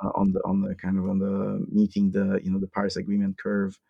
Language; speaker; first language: English; non-native, fluent; Polish